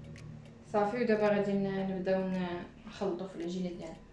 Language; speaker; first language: Arabic; native; Arabic